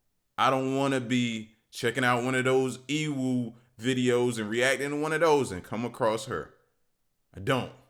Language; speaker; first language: English; native; English